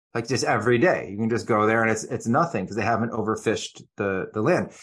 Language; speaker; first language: English; native; English